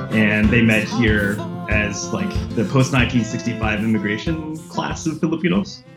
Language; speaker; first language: English; native; English